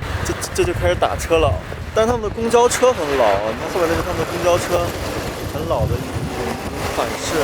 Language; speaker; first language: Chinese; native; Chinese